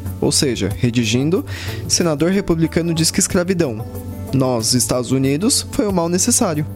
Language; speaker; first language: Portuguese; native; Portuguese